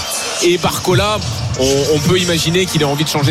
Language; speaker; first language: French; native; French